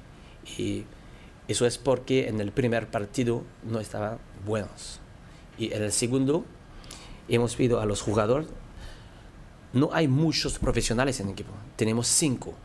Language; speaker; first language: Spanish; non-native, learner; French